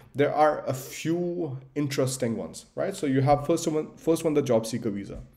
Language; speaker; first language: English; non-native, local second language; Hindi